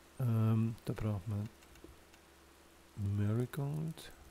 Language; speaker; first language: German; native; German